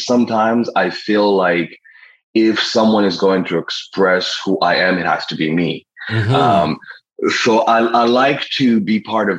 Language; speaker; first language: English; non-native, local second language; Kinyarwanda